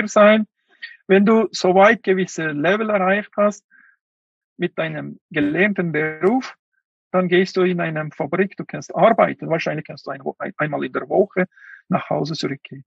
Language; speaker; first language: German; non-native, fluent; Uyghur